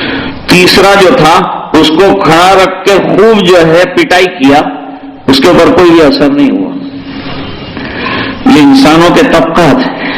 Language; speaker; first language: Urdu; native; Urdu